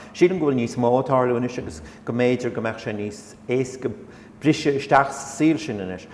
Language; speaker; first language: Irish; non-native, local second language; English